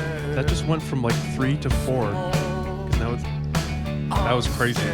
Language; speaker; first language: English; native; English